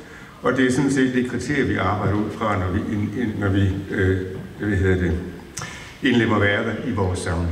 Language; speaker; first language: Danish; native; Danish